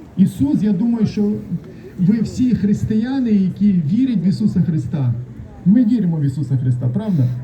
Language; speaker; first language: Ukrainian; non-native, local second language; Russian